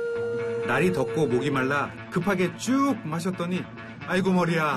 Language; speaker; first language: Korean; native; Korean